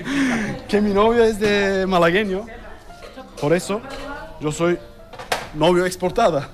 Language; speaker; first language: Spanish; non-native, learner; Turkish